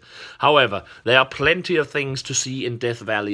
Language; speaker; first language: English; non-native, fluent; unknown